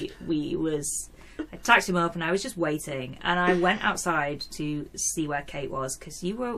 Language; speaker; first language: English; native; English